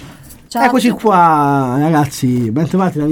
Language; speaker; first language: Italian; native; Italian